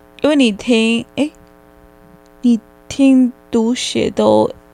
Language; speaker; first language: Chinese; non-native, fluent; English